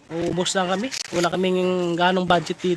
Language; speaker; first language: Filipino; native; Filipino